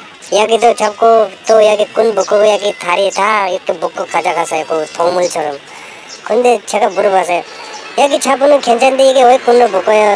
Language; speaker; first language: Korean; non-native, learner; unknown